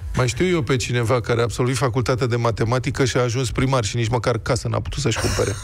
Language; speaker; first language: Romanian; native; Romanian